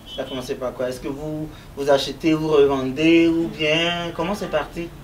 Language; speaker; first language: French; native; French